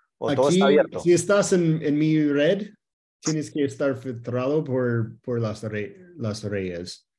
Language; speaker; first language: Spanish; early bilingual, heritage; Spanish